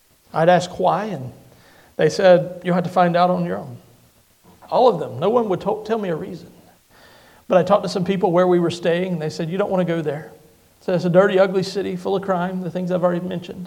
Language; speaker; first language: English; native; English